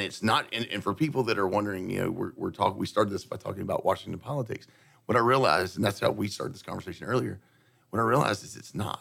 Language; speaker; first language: English; native; English